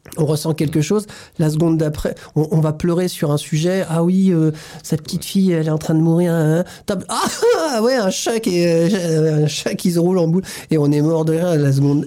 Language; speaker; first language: French; native; French